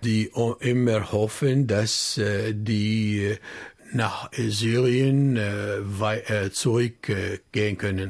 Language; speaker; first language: German; non-native, fluent; Arabic